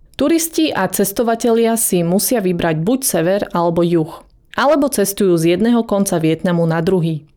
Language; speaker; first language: Slovak; native; Slovak